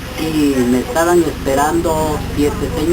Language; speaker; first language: Spanish; non-native, local second language; Kʼicheʼ